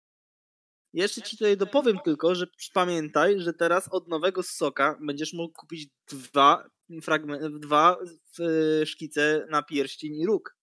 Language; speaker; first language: Polish; native; Polish